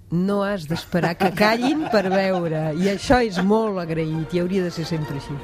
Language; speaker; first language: Catalan; non-native, fluent; French